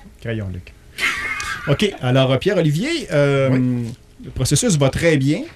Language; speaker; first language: French; native; French